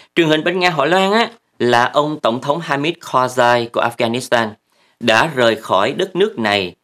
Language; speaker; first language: Vietnamese; native; Vietnamese